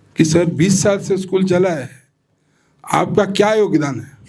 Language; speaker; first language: Hindi; non-native, local second language; Marathi